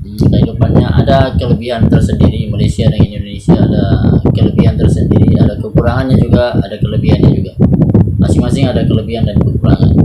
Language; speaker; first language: Indonesian; early bilingual, heritage; Indonesian